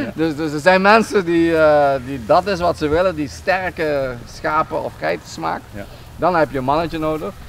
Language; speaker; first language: Dutch; non-native, local second language; Papiamento